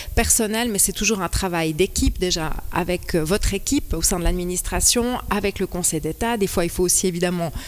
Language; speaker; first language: French; early bilingual, other home language; Spanish